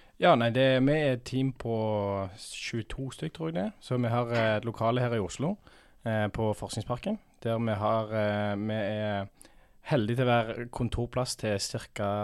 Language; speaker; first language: Norwegian; early bilingual, heritage; English